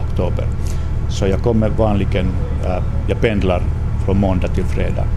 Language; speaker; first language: Swedish; non-native, local second language; Finnish